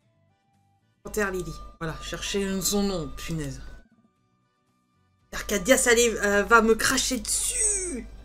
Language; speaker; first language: French; native; French